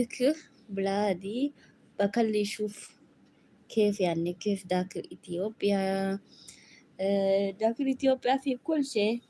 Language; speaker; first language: Arabic; non-native, learner; Oromo